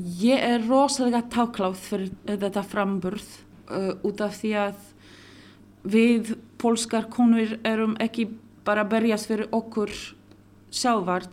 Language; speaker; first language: Icelandic; non-native, local second language; Polish